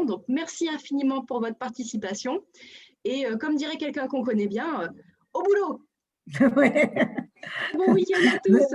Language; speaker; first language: French; native; French